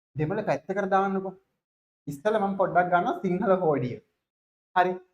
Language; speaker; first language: Sinhala; non-native, local second language; Tamil